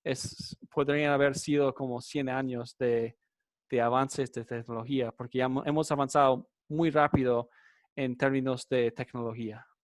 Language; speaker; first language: Spanish; non-native, fluent; English